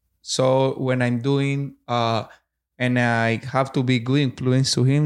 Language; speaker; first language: English; non-native, learner; Spanish